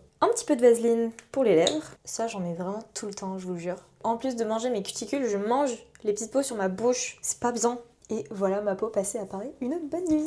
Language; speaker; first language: French; native; French